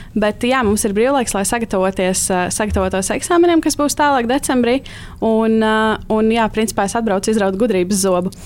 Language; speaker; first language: Latvian; native; Latvian